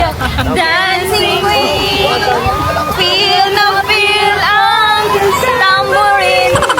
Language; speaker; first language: Filipino; non-native, local second language; Cebuano